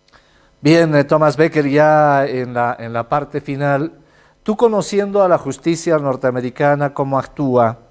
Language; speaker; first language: Spanish; native; Spanish